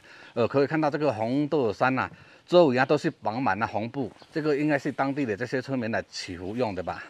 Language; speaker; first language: Chinese; native; Chinese